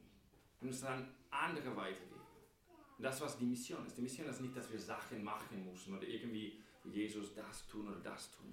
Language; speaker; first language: German; non-native, fluent; English